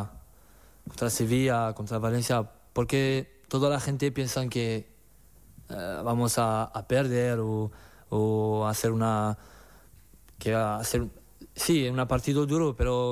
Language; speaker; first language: Spanish; non-native, learner; French